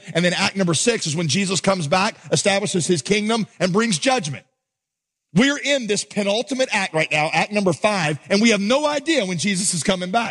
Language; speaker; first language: English; native; English